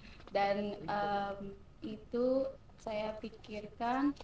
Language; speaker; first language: Indonesian; non-native, learner; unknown